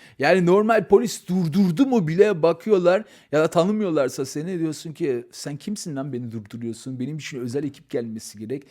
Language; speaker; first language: Turkish; early bilingual, heritage; Turkish